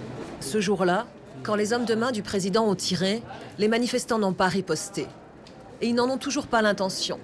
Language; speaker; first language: French; native; French